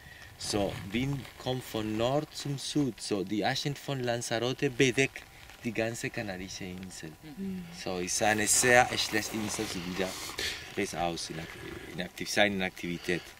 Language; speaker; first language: German; non-native, learner; Spanish